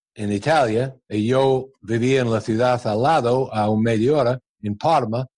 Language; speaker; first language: Spanish; non-native, fluent; English